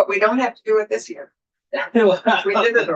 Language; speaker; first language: English; native; English